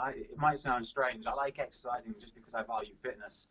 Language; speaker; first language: English; native; English